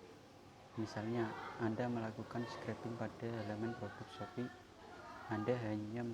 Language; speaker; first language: Indonesian; native; Indonesian